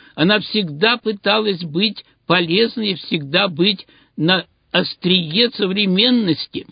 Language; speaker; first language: Russian; native; Russian